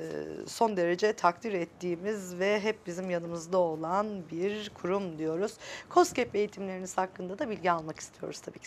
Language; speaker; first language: Turkish; native; Turkish